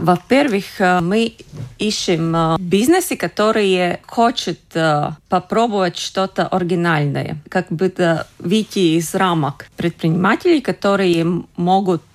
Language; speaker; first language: Russian; non-native, local second language; Latvian